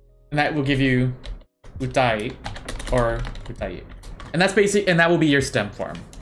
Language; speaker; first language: English; native; English